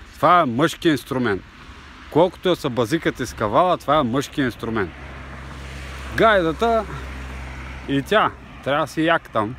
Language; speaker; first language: Bulgarian; native; Bulgarian